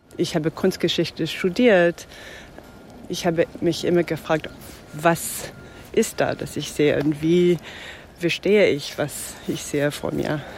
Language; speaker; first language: German; non-native, fluent; English